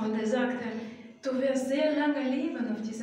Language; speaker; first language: German; non-native, fluent; Russian